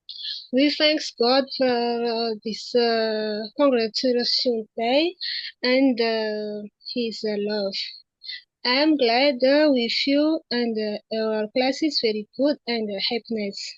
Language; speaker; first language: English; non-native, learner; Malagasy